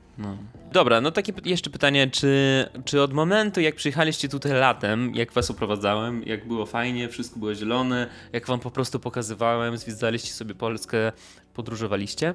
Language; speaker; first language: Polish; non-native, fluent; Russian